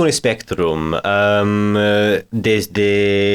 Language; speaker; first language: Catalan; non-native, fluent; English